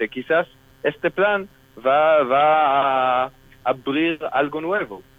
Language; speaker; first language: Spanish; non-native, fluent; Hebrew